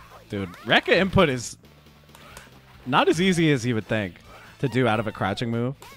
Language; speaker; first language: English; native; English